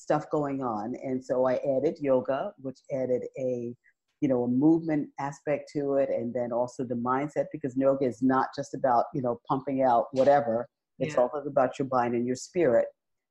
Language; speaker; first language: English; native; English